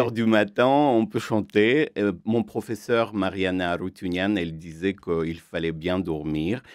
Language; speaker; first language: French; non-native, fluent; Armenian